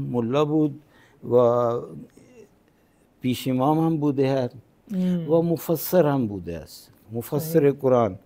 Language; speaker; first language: Persian; non-native, fluent; Punjabi